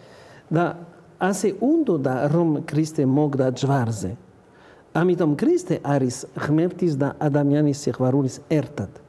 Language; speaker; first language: Georgian; non-native, learner; French